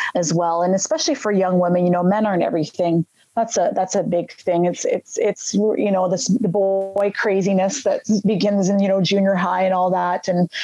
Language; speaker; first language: English; native; English